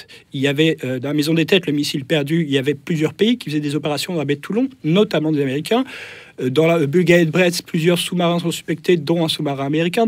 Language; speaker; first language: French; native; French